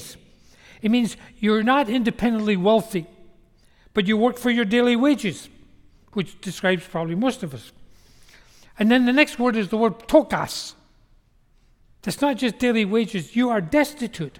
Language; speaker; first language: English; native; English